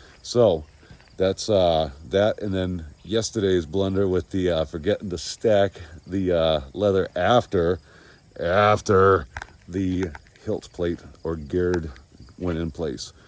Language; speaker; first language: English; native; English